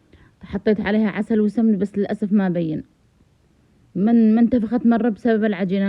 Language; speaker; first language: Arabic; native; Arabic